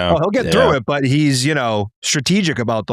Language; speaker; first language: English; native; English